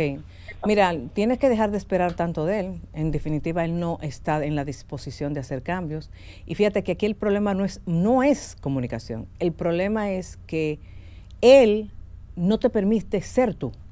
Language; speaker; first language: Spanish; native; Spanish